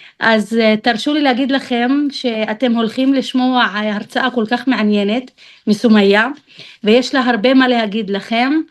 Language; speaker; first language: Hebrew; non-native, local second language; Arabic